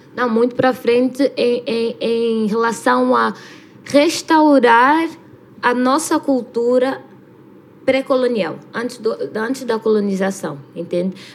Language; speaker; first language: Portuguese; native; Portuguese